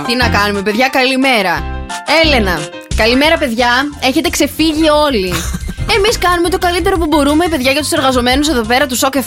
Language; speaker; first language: Greek; native; Greek